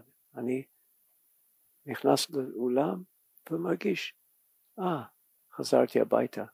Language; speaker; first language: Hebrew; non-native, learner; English